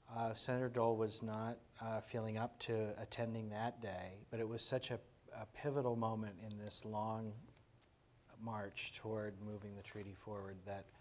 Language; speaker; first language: English; native; English